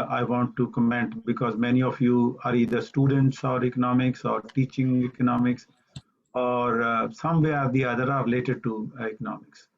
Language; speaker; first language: English; non-native, local second language; Punjabi